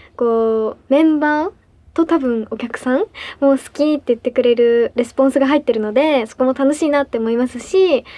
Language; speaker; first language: Japanese; native; Japanese